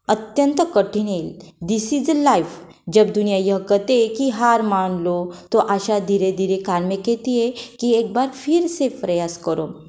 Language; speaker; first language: Hindi; non-native, local second language; Marathi